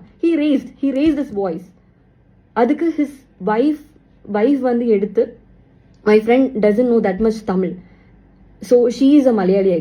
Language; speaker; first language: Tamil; non-native, local second language; Malayalam